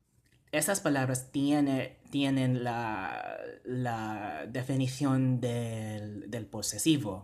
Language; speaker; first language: Spanish; non-native, fluent; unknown